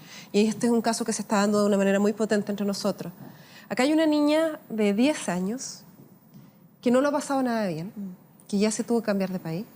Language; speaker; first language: Spanish; native; Spanish